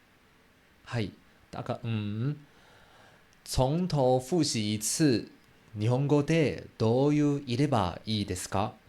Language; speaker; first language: Japanese; non-native, learner; Chinese